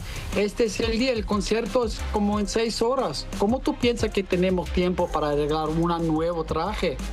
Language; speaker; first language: Spanish; non-native, learner; English